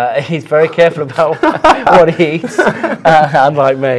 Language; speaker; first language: English; native; English